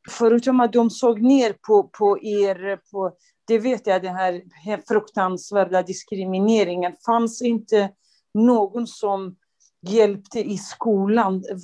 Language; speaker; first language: Swedish; non-native, fluent; Kurdish